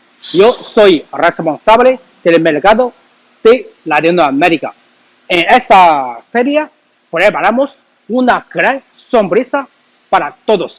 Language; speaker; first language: Spanish; non-native, learner; Chinese